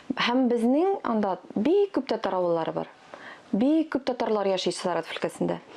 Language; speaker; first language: Tatar; non-native, local second language; Russian